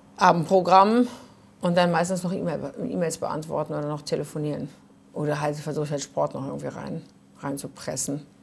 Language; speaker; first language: German; early bilingual, other home language; Croatian